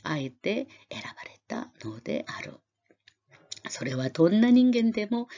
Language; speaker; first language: Japanese; non-native, fluent; Korean